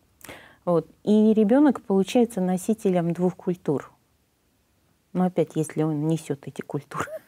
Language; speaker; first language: Russian; native; Russian